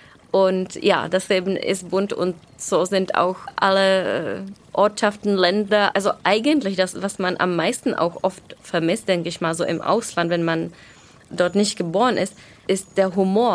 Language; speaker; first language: German; non-native, fluent; Czech